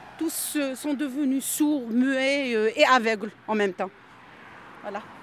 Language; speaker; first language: French; non-native, local second language; Arabic